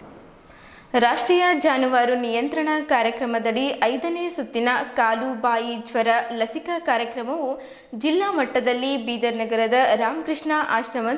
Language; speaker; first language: Kannada; native; Kannada